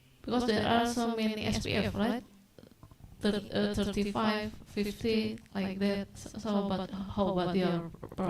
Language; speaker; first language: English; non-native, learner; Indonesian